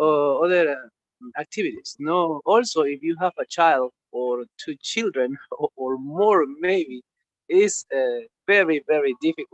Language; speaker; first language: English; non-native, learner; Spanish